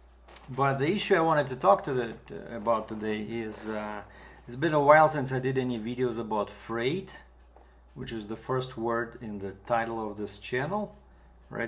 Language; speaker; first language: English; non-native, fluent; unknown